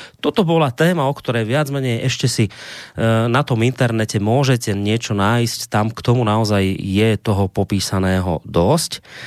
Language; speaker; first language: Slovak; native; Slovak